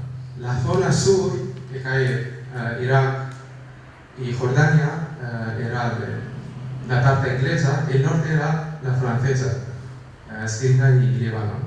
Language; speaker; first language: Spanish; non-native, fluent; Kurdish